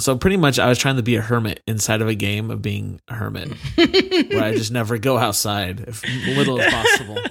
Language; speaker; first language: English; native; English